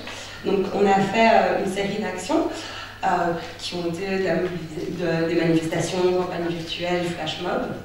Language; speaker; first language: French; native; French